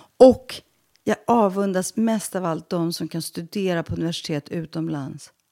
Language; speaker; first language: Swedish; early bilingual, other home language; Greek